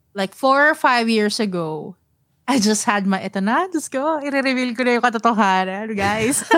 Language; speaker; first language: English; non-native, local second language; Filipino